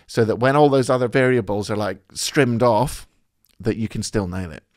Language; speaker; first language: English; native; English